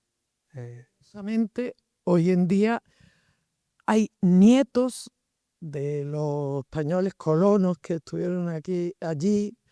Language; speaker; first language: Spanish; native; Spanish